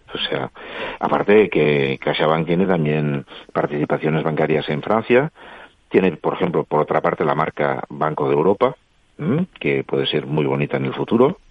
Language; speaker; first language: Spanish; non-native, local second language; Catalan